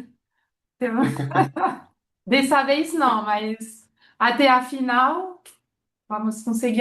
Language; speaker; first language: Portuguese; non-native, fluent; French